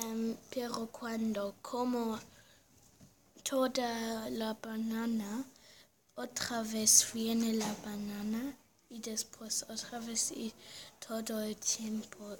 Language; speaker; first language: Spanish; early bilingual, heritage; Spanish